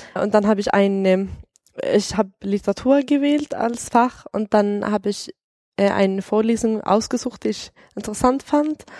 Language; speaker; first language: German; non-native, fluent; Swedish